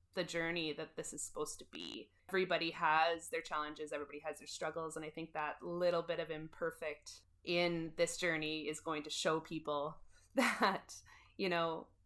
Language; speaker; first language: English; native; English